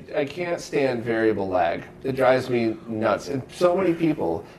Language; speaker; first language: English; native; English